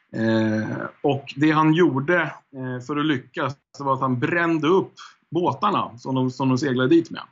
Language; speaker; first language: Swedish; native; Swedish